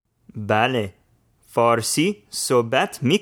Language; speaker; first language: Persian; non-native, learner; English